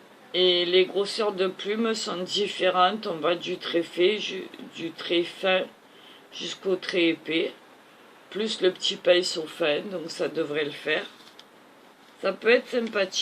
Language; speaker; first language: French; native; French